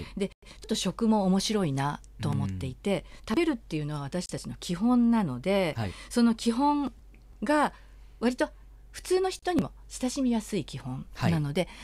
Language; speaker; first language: Japanese; native; Japanese